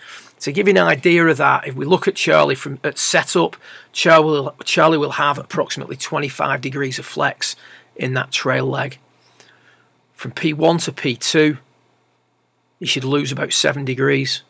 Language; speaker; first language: English; native; English